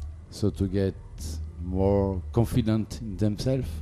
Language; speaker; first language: English; non-native, learner; French